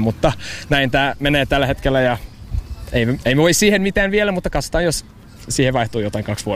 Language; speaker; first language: Finnish; non-native, learner; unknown